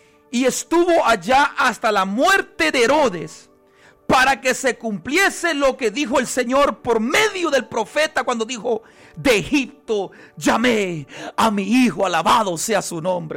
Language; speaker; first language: Spanish; early bilingual, heritage; Spanish